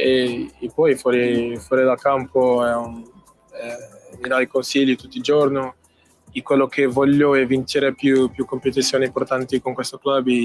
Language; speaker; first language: Italian; non-native, fluent; Portuguese